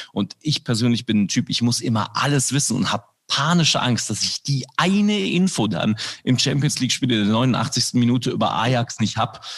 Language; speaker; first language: German; early bilingual, other home language; Indonesian